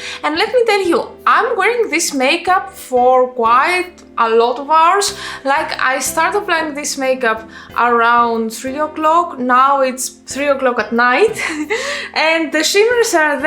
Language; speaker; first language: English; non-native, fluent; Greek